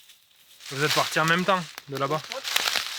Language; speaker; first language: French; native; French